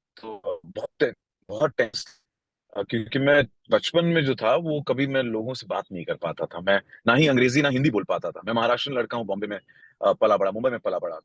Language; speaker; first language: Hindi; non-native, local second language; Marathi